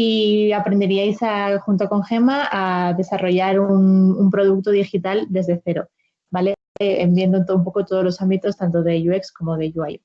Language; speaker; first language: Spanish; native; Spanish